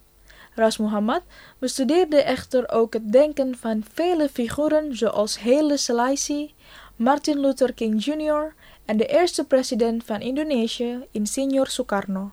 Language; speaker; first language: Dutch; non-native, fluent; Indonesian